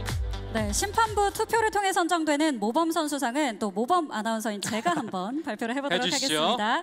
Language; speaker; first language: Korean; native; Korean